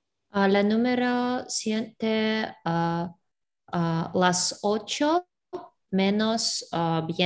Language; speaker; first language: Spanish; non-native, learner; Russian